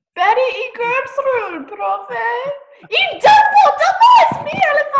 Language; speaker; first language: Spanish; non-native, learner; English